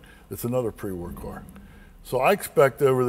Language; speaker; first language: English; native; English